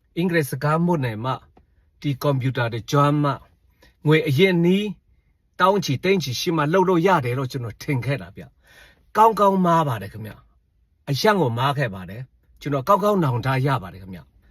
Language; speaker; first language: Burmese; non-native, local second language; Shan